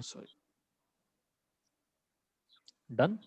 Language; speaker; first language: Japanese; non-native, fluent; Hindi